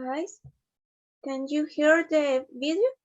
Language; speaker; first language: English; non-native, learner; Spanish